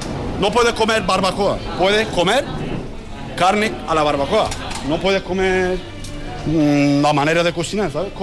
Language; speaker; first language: Spanish; non-native, learner; Turkish